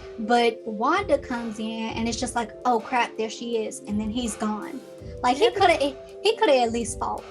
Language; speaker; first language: English; native; English